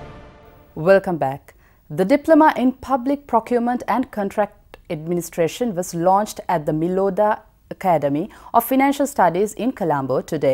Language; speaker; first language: English; non-native, local second language; Sinhala